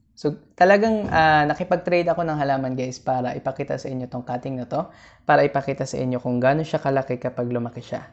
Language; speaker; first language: Filipino; native; Filipino